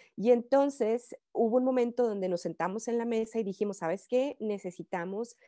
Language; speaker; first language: Spanish; native; Spanish